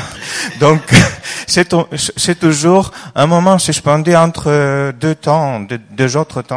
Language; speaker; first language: French; non-native, fluent; Greek